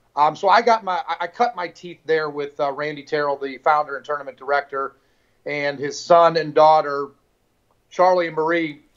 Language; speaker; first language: English; native; English